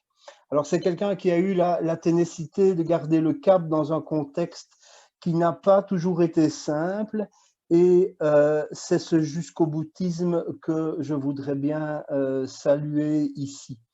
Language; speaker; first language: French; native; French